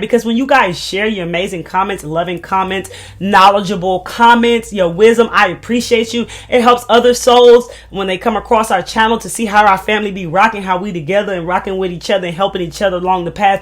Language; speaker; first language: English; native; English